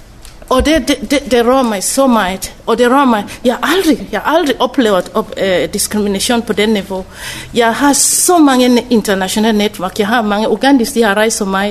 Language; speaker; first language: Danish; non-native, fluent; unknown